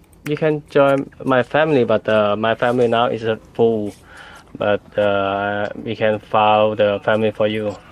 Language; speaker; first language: English; non-native, learner; Thai